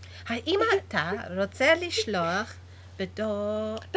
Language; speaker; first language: Hebrew; non-native, learner; English